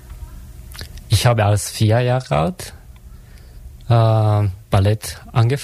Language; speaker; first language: German; non-native, learner; Japanese